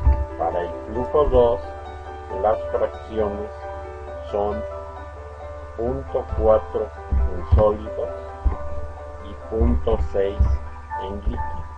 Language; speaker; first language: Spanish; native; Spanish